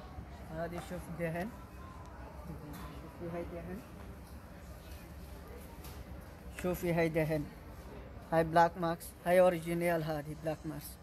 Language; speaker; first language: Arabic; non-native, learner; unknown